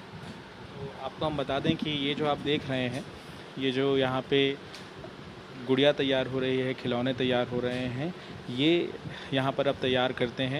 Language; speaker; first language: Hindi; native; Hindi